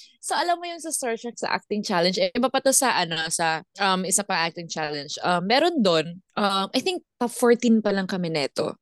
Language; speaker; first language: Filipino; non-native, local second language; Cebuano